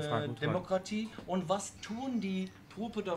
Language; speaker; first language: German; non-native, learner; Turkish